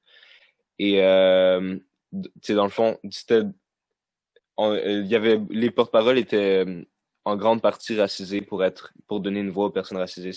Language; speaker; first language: French; native; French